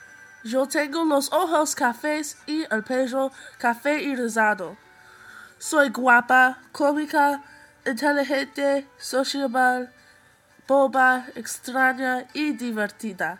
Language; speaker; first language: Spanish; non-native, learner; English